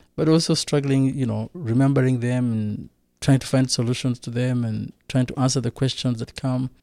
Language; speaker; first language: English; non-native, local second language; Kinyarwanda